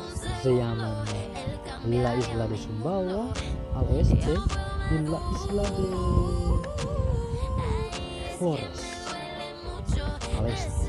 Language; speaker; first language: Spanish; non-native, learner; Indonesian